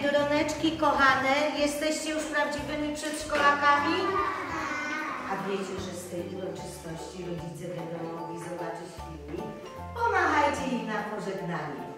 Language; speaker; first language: Polish; native; Polish